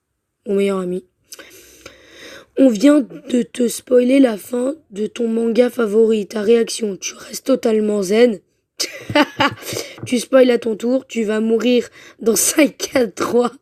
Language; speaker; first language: French; native; French